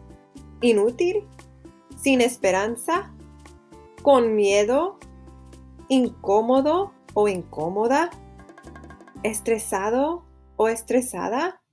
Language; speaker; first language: Spanish; non-native, fluent; English